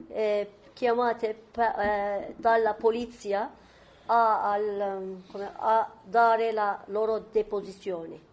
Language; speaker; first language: Italian; non-native, fluent; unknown